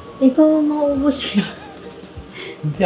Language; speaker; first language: Korean; non-native, learner; Filipino